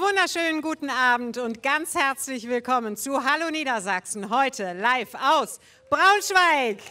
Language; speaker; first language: German; native; German